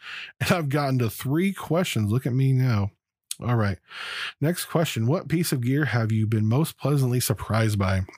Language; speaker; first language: English; native; English